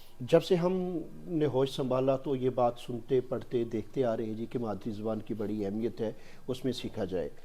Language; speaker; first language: Urdu; non-native, local second language; Gujari